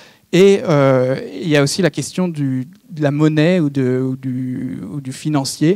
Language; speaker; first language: French; native; French